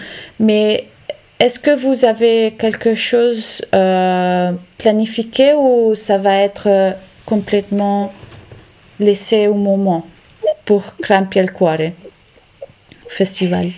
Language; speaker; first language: French; non-native, learner; Italian